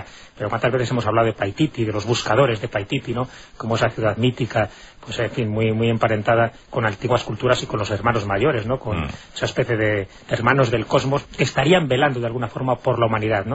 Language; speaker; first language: Spanish; native; Spanish